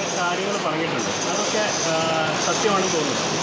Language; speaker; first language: Malayalam; native; Malayalam